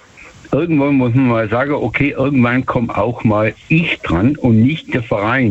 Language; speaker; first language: German; native; German